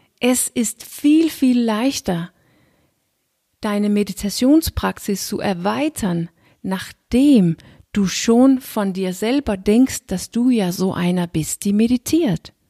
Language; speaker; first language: German; non-native, fluent; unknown